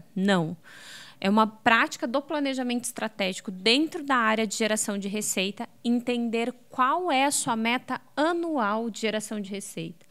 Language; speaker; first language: Portuguese; native; Portuguese